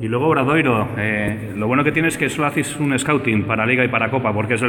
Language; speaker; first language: Spanish; native; Spanish